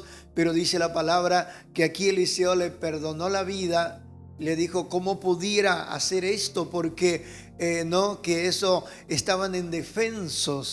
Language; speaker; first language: Spanish; native; Spanish